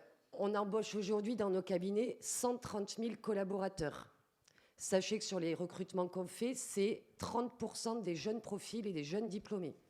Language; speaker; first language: French; native; French